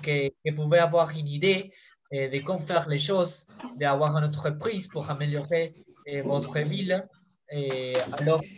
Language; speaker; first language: French; non-native, fluent; Spanish